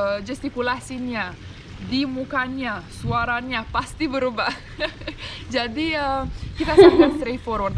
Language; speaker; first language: Indonesian; non-native, fluent; Romanian